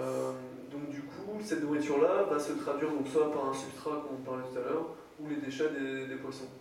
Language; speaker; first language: French; native; French